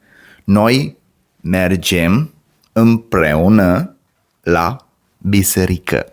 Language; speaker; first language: Romanian; non-native, learner; Sinhala